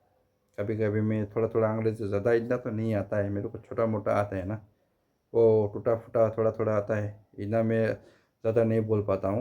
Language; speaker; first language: Hindi; non-native, fluent; Tibetan